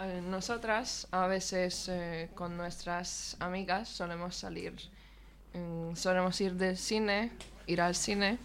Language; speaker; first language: Spanish; non-native, learner; Hungarian